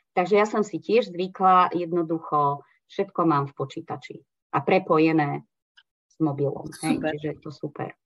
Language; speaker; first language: Slovak; non-native, local second language; Hungarian